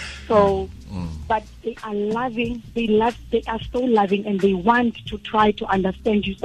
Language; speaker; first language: English; non-native, local second language; Zulu